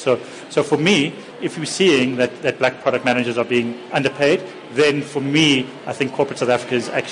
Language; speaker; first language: English; native; English